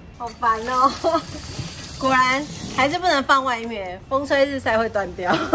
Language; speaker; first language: Chinese; native; Chinese